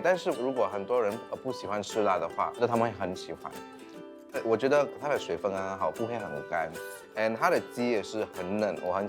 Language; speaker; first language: Chinese; non-native, local second language; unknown